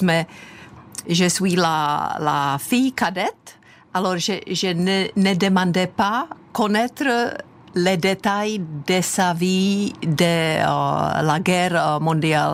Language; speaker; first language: French; non-native, fluent; Czech